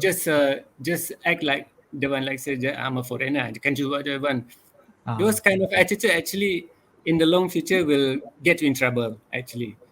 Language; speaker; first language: English; non-native, local second language; Malay